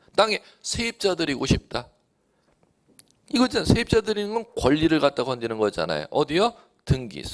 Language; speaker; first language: Korean; native; Korean